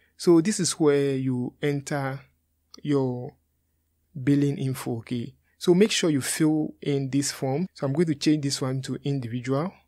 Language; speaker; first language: English; non-native, local second language; Akan